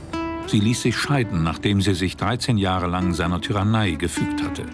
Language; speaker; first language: German; native; German